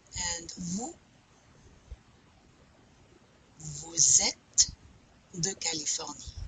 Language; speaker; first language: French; non-native, fluent; English